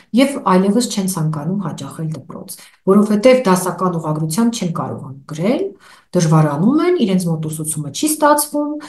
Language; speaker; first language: Armenian; native; Armenian